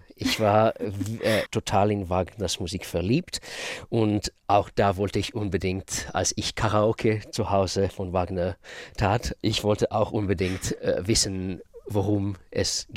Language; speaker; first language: German; non-native, fluent; Russian